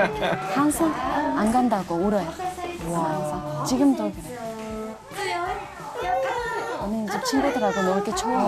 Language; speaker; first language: Korean; non-native, fluent; Mongolian